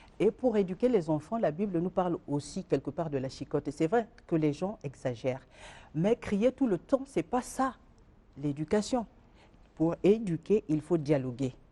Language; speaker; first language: French; non-native, local second language; Lingala